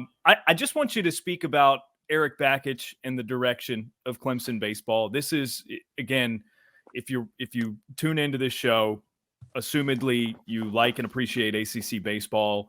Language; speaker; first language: English; native; English